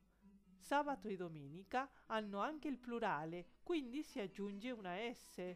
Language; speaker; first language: Italian; non-native, fluent; Spanish